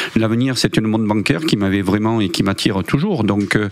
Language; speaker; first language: French; native; French